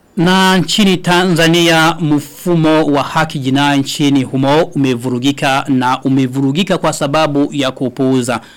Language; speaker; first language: Swahili; non-native, local second language; Rundi